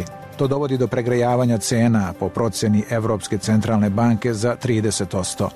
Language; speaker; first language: Croatian; native; Croatian